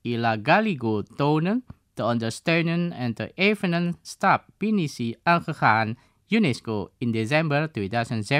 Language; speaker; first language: Dutch; non-native, fluent; Indonesian